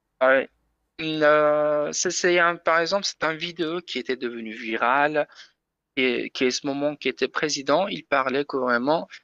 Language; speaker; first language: French; non-native, learner; Persian